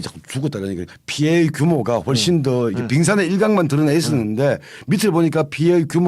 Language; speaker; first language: Korean; native; Korean